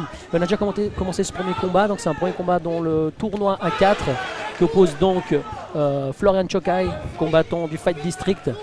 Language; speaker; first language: French; native; French